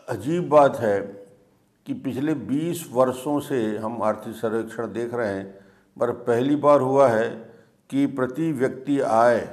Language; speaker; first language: Hindi; native; Hindi